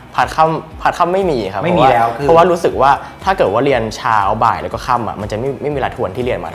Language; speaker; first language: Thai; native; Thai